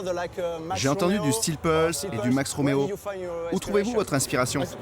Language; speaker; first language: French; native; French